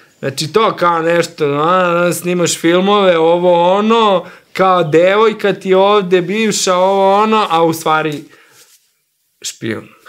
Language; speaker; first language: Serbian; native; Serbian